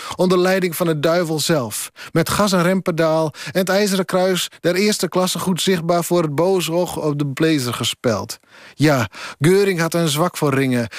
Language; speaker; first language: Dutch; non-native, local second language; Western Frisian